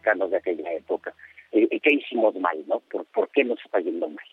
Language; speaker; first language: Spanish; native; Spanish